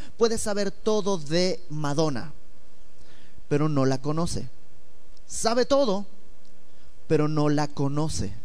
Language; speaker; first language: Spanish; native; Spanish